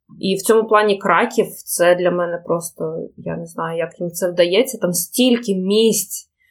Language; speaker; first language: Ukrainian; non-native, local second language; Russian